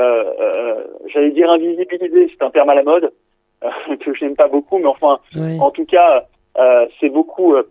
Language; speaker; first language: French; native; French